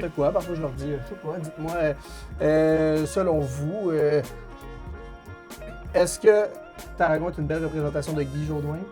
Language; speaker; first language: French; native; French